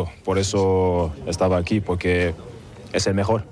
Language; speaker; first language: Spanish; non-native, fluent; German